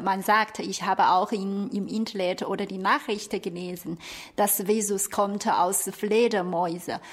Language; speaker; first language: German; non-native, fluent; Chinese